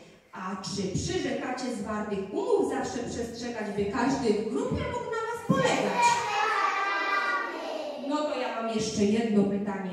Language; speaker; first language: Polish; native; Polish